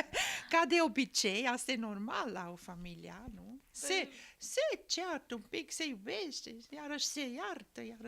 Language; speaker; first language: Romanian; non-native, fluent; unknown